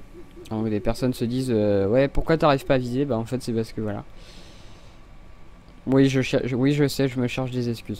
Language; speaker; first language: French; native; French